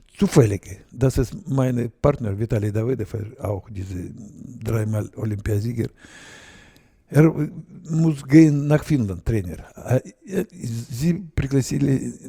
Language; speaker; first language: German; non-native, learner; Russian